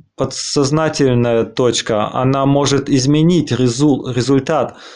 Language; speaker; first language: Russian; non-native, fluent; Spanish